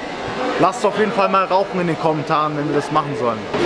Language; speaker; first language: German; native; German